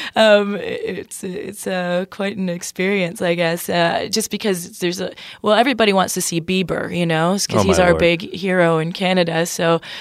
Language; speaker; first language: English; native; English